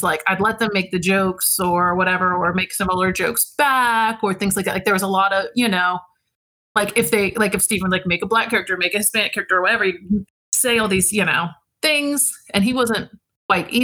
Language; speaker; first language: English; native; English